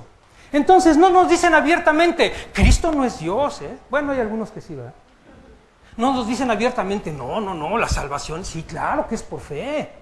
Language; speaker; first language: Spanish; native; Spanish